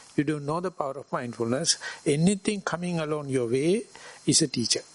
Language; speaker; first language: English; non-native, local second language; Sinhala